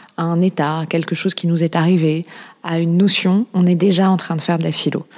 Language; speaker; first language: French; native; French